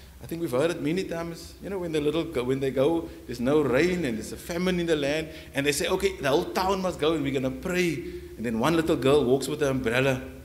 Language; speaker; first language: English; non-native, local second language; Afrikaans